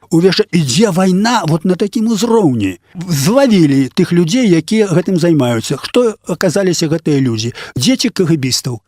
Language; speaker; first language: Belarusian; native; Belarusian